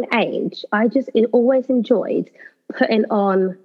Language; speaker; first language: English; native; English